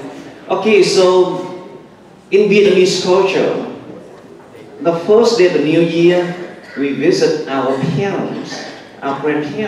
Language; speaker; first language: English; non-native, fluent; Vietnamese